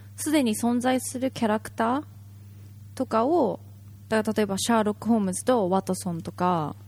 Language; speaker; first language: Japanese; native; Japanese